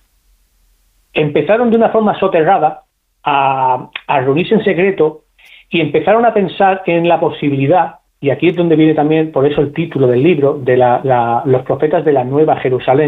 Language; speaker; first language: Spanish; native; Spanish